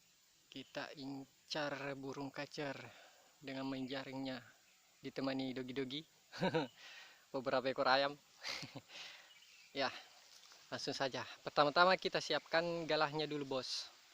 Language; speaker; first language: Indonesian; native; Indonesian